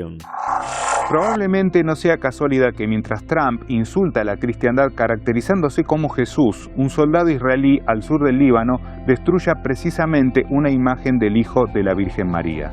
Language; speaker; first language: Spanish; native; Spanish